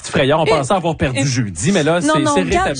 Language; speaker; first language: French; native; French